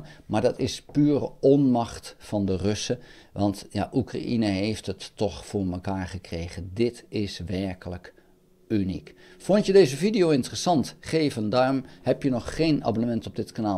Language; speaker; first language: Dutch; native; Dutch